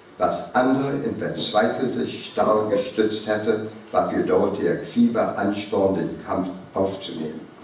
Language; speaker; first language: German; non-native, fluent; English